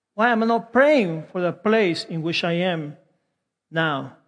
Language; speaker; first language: English; non-native, fluent; Spanish